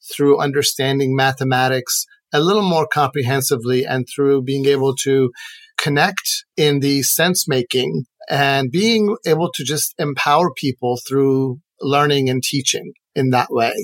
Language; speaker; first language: English; non-native, fluent; Persian